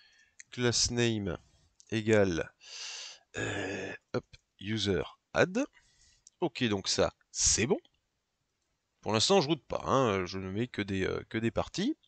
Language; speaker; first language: French; native; French